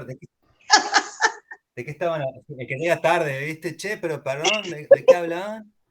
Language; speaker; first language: Spanish; native; Spanish